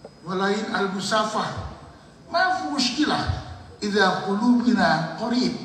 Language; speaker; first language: Arabic; non-native, learner; Indonesian